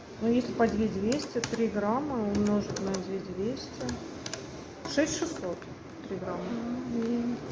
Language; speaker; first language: Russian; native; Russian